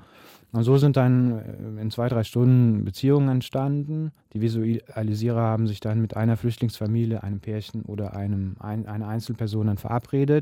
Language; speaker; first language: German; native; German